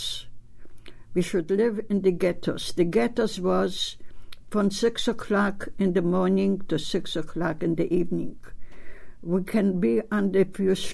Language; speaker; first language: English; non-native, learner; Polish